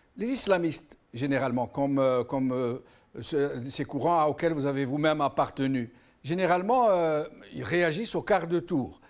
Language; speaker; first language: French; non-native, local second language; Arabic